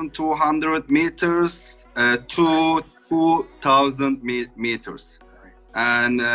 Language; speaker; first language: English; non-native, fluent; Turkish